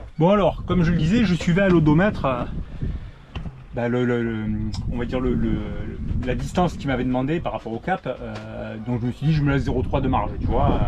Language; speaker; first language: French; native; French